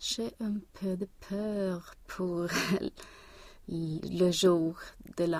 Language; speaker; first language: French; non-native, learner; Swedish